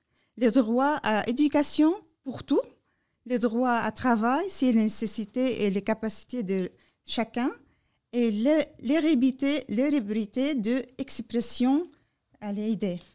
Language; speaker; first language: French; non-native, learner; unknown